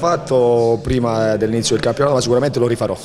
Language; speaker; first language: Italian; native; Italian